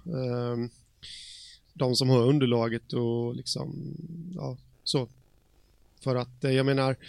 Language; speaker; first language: Swedish; native; Swedish